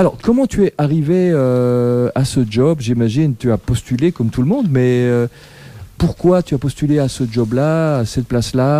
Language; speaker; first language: French; native; French